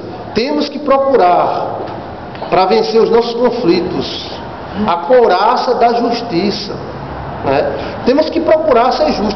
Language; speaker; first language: Portuguese; native; Portuguese